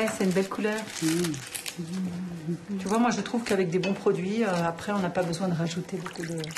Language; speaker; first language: French; native; French